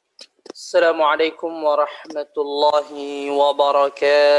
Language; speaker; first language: Arabic; non-native, fluent; Indonesian